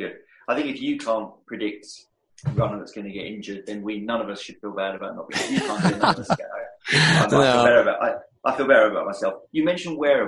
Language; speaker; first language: English; native; English